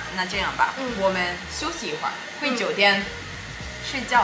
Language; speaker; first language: Chinese; non-native, fluent; English